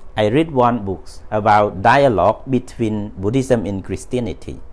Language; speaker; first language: English; non-native, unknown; Khmer